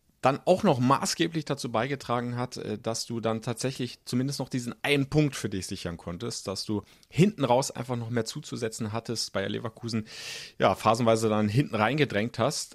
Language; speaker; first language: German; native; German